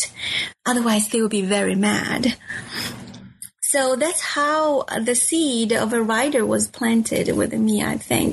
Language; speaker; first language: English; non-native, fluent; Chinese